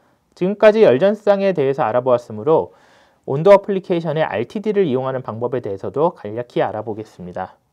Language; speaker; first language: Korean; native; Korean